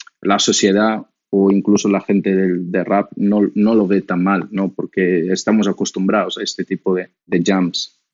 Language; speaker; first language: Spanish; non-native, fluent; Portuguese